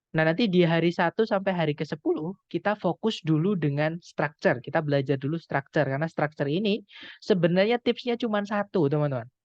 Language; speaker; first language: Indonesian; non-native, local second language; Javanese